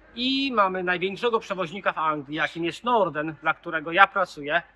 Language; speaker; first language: Polish; native; Polish